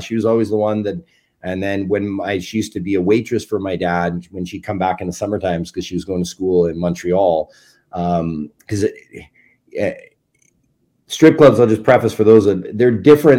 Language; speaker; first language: English; native; English